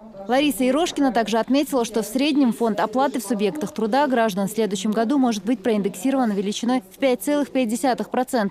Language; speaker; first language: Russian; native; Russian